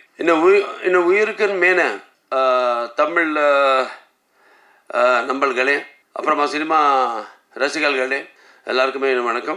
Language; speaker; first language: Tamil; non-native, local second language; Telugu